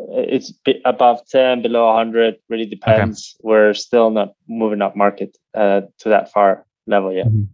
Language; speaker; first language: English; native; English